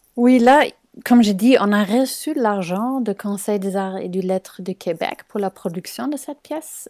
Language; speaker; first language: French; non-native, fluent; German